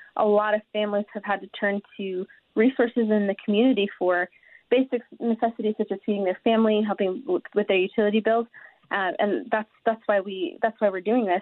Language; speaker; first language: English; native; English